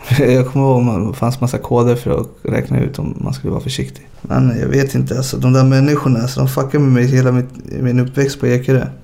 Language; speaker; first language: Swedish; early bilingual, other home language; Spanish